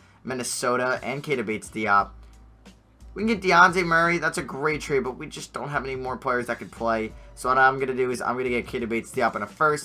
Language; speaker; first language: English; native; English